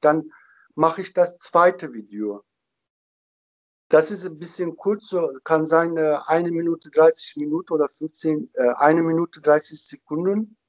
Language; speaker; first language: German; non-native, learner; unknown